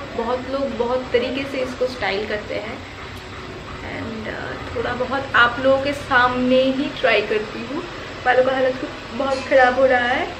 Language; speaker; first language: Hindi; non-native, local second language; Bangla